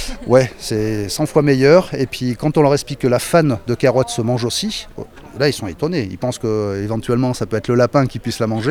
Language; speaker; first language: French; native; French